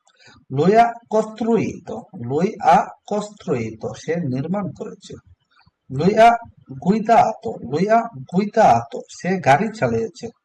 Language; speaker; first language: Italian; non-native, learner; Bangla